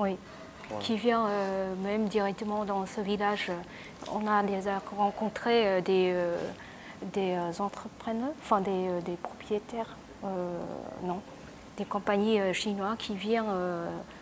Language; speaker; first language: French; non-native, learner; Vietnamese